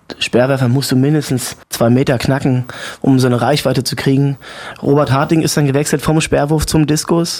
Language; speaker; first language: German; native; German